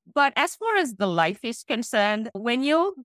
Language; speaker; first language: English; non-native, local second language; Sinhala